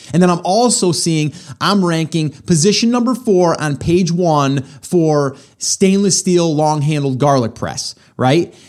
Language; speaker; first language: English; native; English